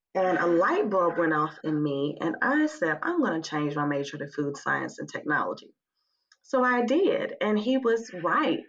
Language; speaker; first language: English; native; English